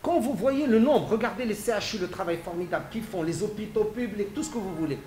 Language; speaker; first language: French; non-native, local second language; Arabic